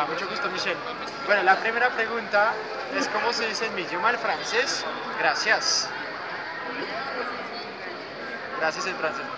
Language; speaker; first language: Spanish; non-native, fluent; French